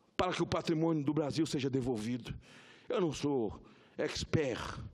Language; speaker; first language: Portuguese; native; Portuguese